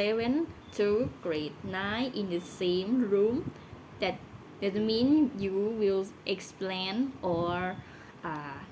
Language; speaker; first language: English; non-native, learner; Thai